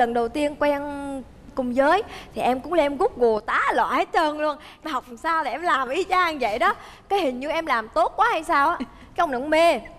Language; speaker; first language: Vietnamese; early bilingual, heritage; Vietnamese